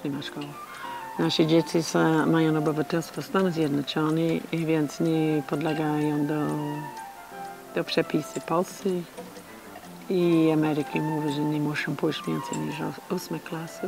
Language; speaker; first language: Polish; non-native, learner; English